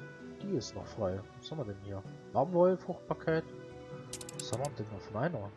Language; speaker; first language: German; native; German